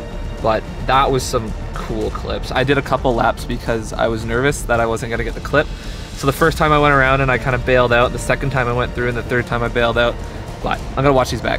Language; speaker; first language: English; native; English